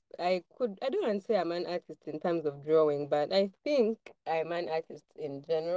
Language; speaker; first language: English; non-native, local second language; Ganda